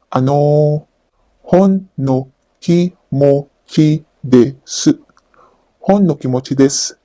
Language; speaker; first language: Japanese; non-native, learner; Filipino